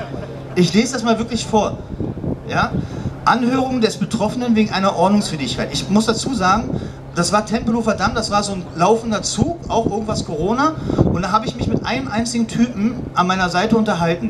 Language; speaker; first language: German; native; German